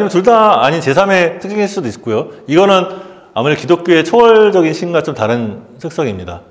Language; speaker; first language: Korean; native; Korean